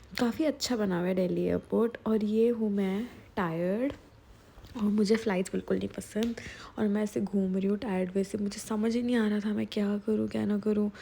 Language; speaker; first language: Hindi; native; Hindi